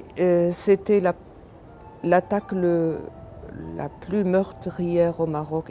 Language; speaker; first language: French; non-native, local second language; Arabic